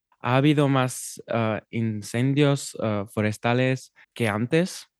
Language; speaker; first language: Spanish; non-native, learner; German